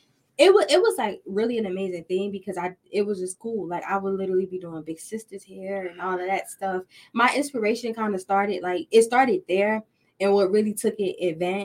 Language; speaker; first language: English; native; English